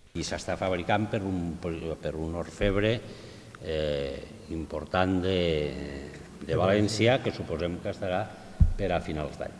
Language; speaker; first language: Catalan; native; Catalan